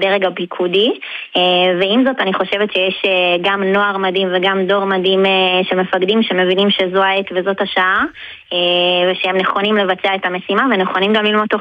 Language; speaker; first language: Hebrew; native; Hebrew